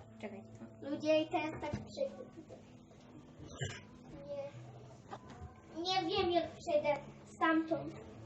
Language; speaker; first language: Polish; early bilingual, heritage; Polish